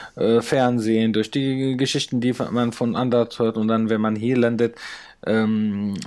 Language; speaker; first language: German; non-native, fluent; Arabic